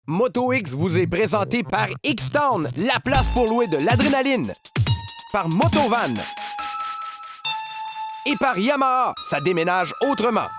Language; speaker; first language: French; native; French